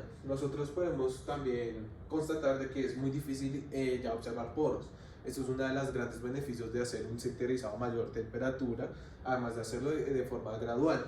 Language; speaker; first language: Spanish; native; Spanish